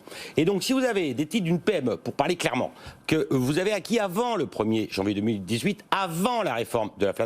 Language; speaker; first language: French; native; French